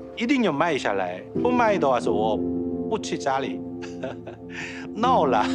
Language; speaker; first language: Chinese; non-native, learner; Korean